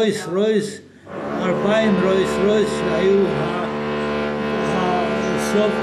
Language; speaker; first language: Hebrew; non-native, fluent; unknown